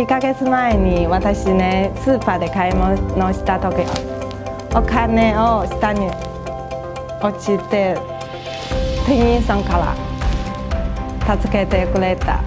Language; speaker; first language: Japanese; non-native, learner; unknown